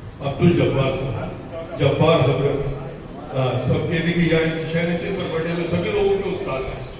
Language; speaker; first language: Urdu; native; Urdu